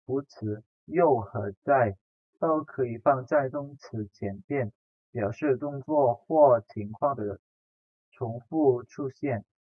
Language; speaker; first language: Chinese; non-native, fluent; Indonesian